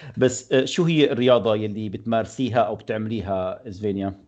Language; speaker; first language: Arabic; native; Arabic